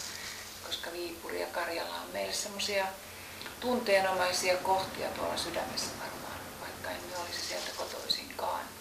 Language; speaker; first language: Finnish; native; Finnish